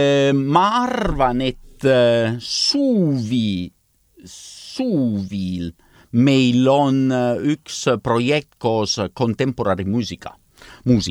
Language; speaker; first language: Estonian; non-native, learner; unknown